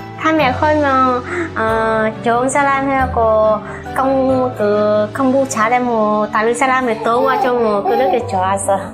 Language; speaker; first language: Korean; non-native, learner; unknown